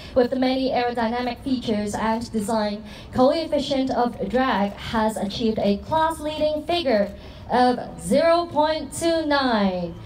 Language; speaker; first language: English; non-native, local second language; Cantonese